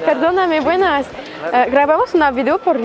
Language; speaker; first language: Spanish; non-native, learner; French